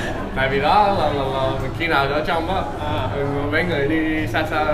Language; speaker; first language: Vietnamese; early bilingual, heritage; English